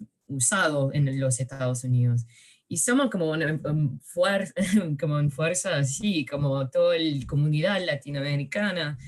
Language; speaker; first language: Spanish; early bilingual, heritage; Spanish